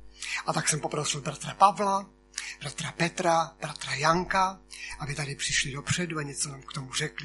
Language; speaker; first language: Czech; non-native, local second language; Polish